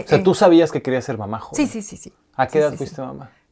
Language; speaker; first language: Spanish; native; Spanish